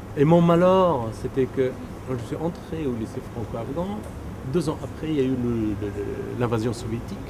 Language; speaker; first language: French; non-native, fluent; Persian